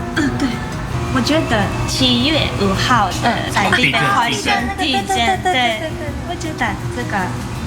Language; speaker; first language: Chinese; non-native, learner; Japanese